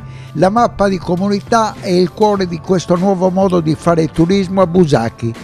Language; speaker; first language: Italian; native; Italian